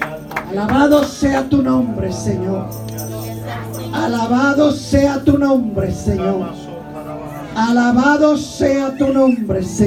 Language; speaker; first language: Spanish; native; Spanish